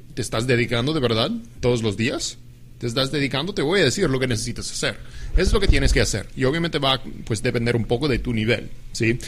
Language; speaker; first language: Spanish; non-native, fluent; English